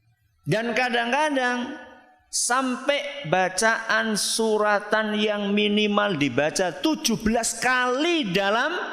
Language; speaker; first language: Indonesian; native; Indonesian